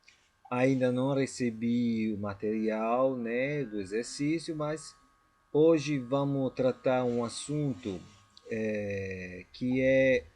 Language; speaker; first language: Portuguese; non-native, fluent; Italian